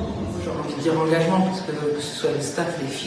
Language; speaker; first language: French; native; French